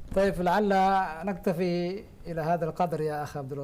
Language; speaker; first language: Arabic; non-native, fluent; Indonesian